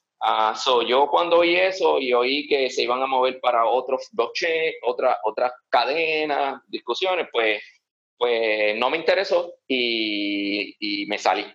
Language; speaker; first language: Spanish; early bilingual, heritage; Spanish